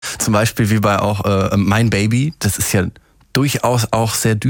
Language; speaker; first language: German; native; German